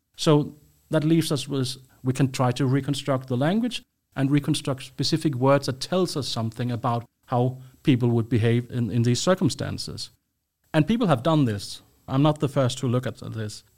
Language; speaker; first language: English; non-native, fluent; Danish